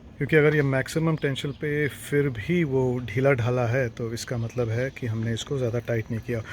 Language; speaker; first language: Hindi; non-native, local second language; Tamil